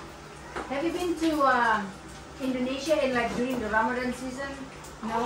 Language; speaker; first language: English; non-native, fluent; Indonesian